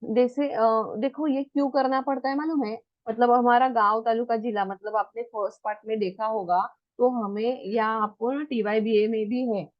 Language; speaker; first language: Hindi; non-native, local second language; Marathi